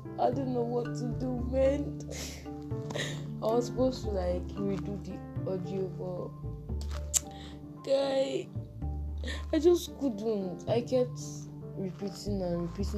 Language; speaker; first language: English; non-native, local second language; Yoruba